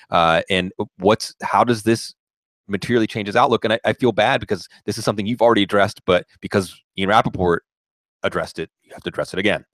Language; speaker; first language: English; native; English